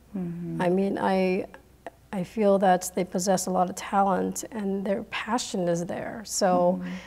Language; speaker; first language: English; early bilingual, other home language; Khmer